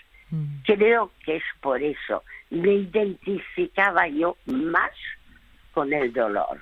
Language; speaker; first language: Spanish; early bilingual, other home language; French